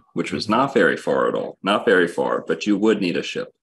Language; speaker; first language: English; native; English